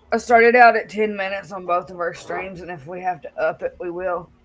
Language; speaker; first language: English; native; English